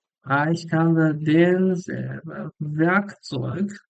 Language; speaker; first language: German; non-native, learner; English